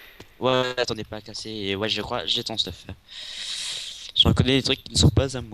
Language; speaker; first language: French; native; French